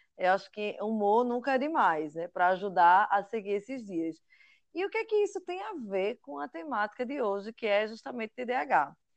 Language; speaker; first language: Portuguese; native; Portuguese